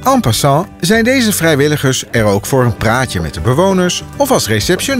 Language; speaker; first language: Dutch; native; Dutch